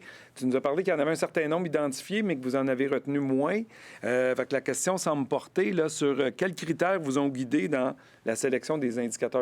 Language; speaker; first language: French; native; French